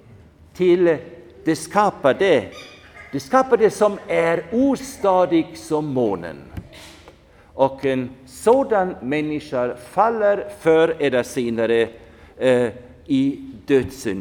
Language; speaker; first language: Swedish; non-native, fluent; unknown